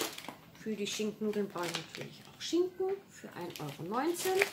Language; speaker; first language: German; native; German